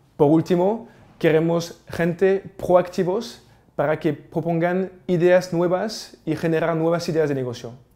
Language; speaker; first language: Spanish; non-native, fluent; French